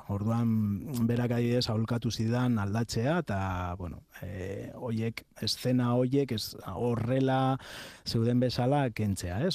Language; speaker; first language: Basque; non-native, local second language; Spanish